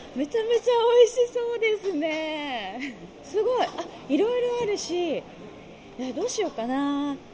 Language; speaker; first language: Japanese; native; Japanese